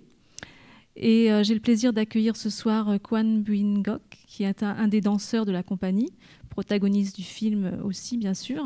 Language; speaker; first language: French; native; French